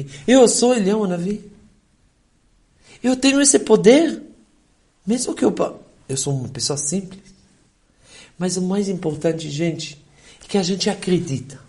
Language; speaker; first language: Portuguese; non-native, fluent; Hebrew